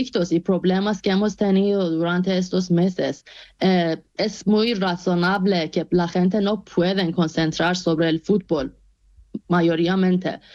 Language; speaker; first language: Spanish; non-native, fluent; Persian